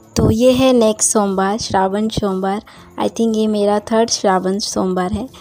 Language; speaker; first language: Hindi; non-native, local second language; Bangla